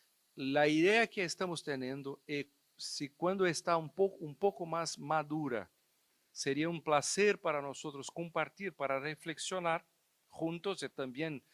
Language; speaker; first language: Spanish; non-native, fluent; Portuguese